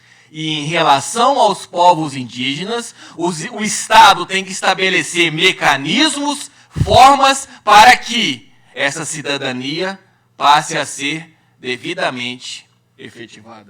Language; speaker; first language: Portuguese; native; Portuguese